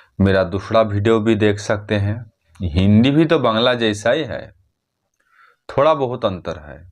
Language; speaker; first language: Hindi; non-native, fluent; Bangla